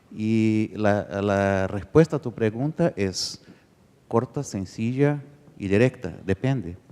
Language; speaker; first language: Spanish; non-native, fluent; Portuguese